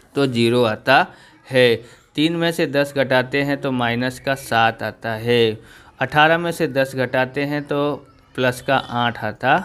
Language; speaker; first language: Hindi; non-native, local second language; Gujarati